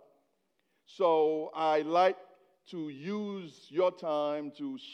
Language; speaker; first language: English; non-native, fluent; Haitian Creole